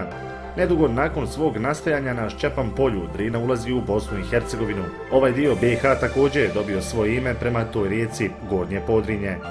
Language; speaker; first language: Bosnian; native; Bosnian